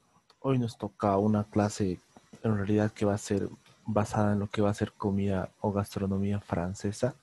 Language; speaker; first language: Spanish; native; Spanish